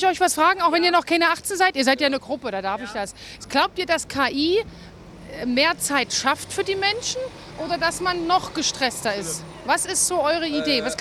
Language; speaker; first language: German; native; German